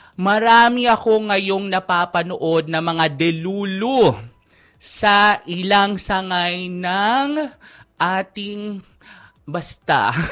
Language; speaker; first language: Filipino; non-native, local second language; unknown